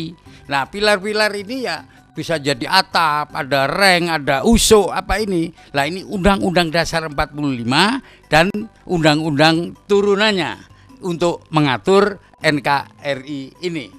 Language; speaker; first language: Indonesian; native; Indonesian